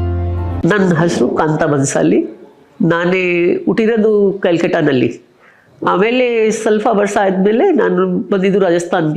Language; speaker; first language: Kannada; non-native, local second language; Hindi